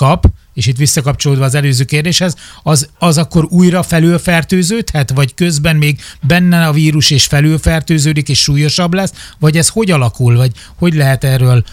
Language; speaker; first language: Hungarian; native; Hungarian